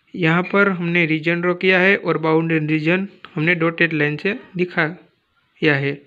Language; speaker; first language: Hindi; non-native, local second language; Gujarati